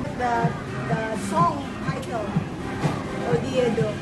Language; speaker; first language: English; non-native, local second language; Filipino